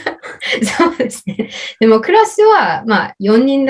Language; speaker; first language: Japanese; non-native, learner; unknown